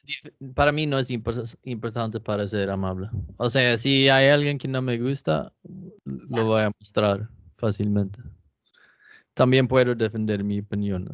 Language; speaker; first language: Spanish; non-native, fluent; Swedish